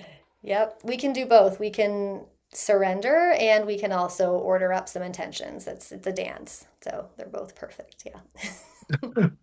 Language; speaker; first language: English; native; English